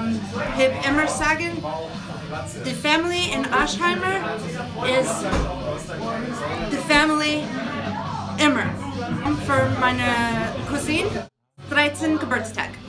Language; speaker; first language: German; non-native, learner; English